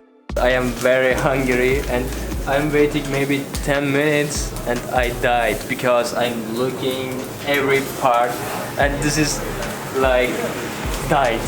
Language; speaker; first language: English; non-native, learner; Turkish